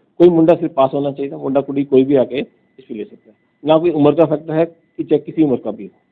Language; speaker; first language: Hindi; non-native, local second language; Punjabi